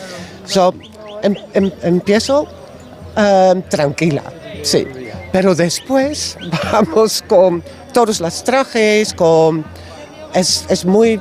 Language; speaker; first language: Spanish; non-native, learner; Dutch